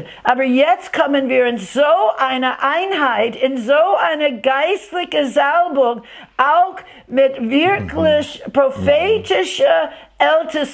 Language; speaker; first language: German; non-native, fluent; English